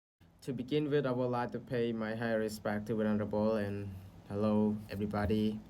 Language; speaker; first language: English; non-native, learner; Khmer